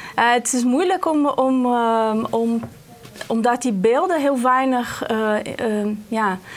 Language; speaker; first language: Dutch; non-native, fluent; Portuguese